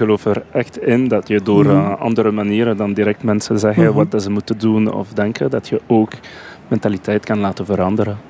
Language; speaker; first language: Dutch; non-native, local second language; French